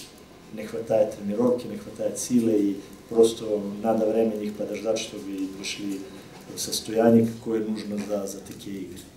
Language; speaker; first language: Russian; non-native, learner; Serbian